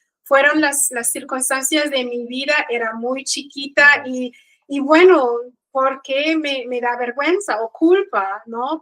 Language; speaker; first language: Spanish; non-native, fluent; Kikuyu